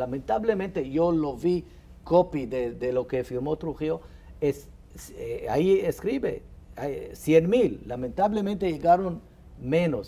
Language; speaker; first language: Spanish; non-native, fluent; Hebrew